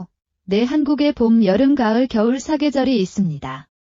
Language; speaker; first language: Korean; non-native, learner; Nepali